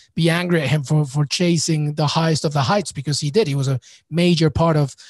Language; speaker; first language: English; early bilingual, other home language; Spanish